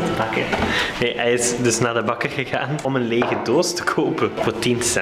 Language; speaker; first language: Dutch; native; Dutch